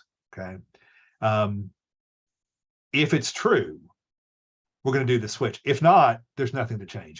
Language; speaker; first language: English; native; English